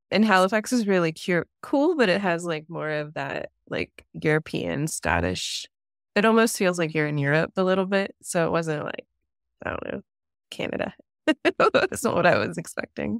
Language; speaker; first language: English; native; English